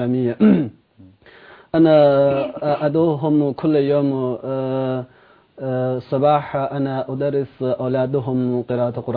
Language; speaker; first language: Arabic; non-native, learner; Chinese